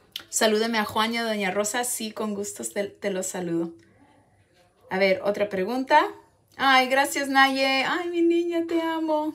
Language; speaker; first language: Spanish; early bilingual, heritage; Spanish